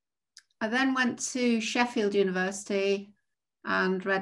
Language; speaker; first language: English; native; English